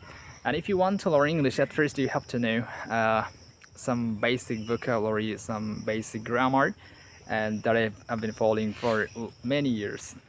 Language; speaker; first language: English; non-native, learner; Bangla